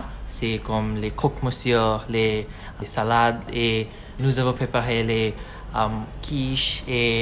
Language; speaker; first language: French; non-native, learner; Bangla